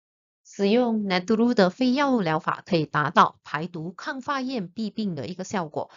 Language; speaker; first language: Chinese; native; Chinese